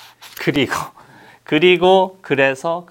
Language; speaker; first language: Korean; non-native, fluent; English